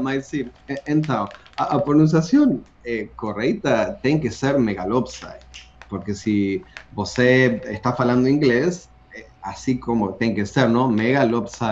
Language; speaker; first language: Portuguese; non-native, learner; Spanish